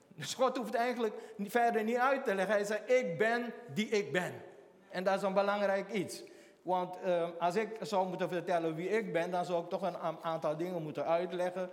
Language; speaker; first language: Dutch; native; Dutch